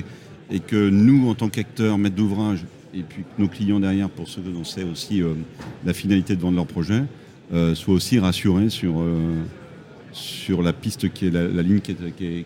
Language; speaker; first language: French; native; French